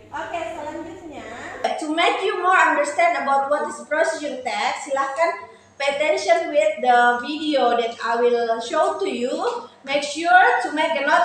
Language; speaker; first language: English; non-native, learner; Indonesian